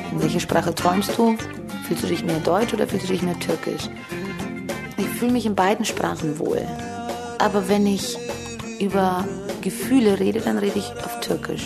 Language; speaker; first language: German; early bilingual, other home language; Turkish